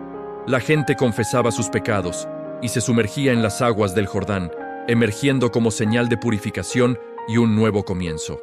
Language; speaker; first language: Spanish; native; Spanish